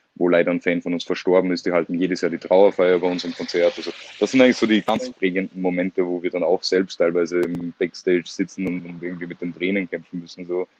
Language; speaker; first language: German; native; German